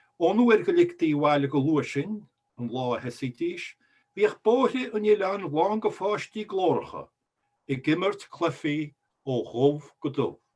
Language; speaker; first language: Irish; native; Irish